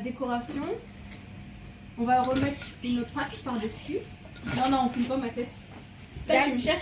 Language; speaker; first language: French; native; French